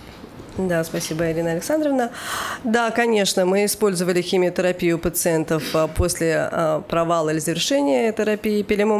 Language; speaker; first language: Russian; native; Russian